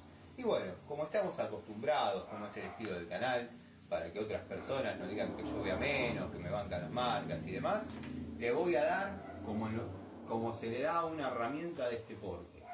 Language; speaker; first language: Spanish; native; Spanish